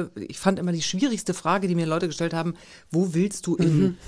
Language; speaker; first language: German; native; German